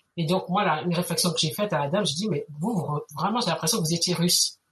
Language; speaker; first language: French; native; French